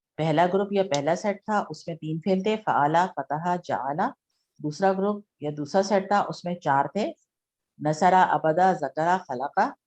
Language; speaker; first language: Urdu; native; Urdu